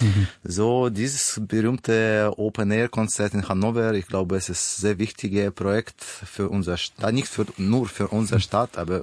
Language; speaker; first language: German; non-native, learner; Russian